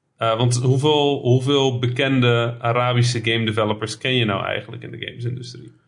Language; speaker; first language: Dutch; early bilingual, other home language; Arabic